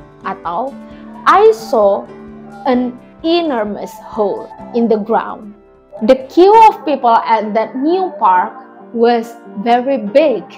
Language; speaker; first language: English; non-native, fluent; Indonesian